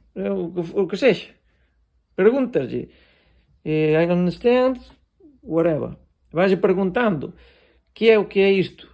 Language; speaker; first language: Galician; non-native, local second language; Spanish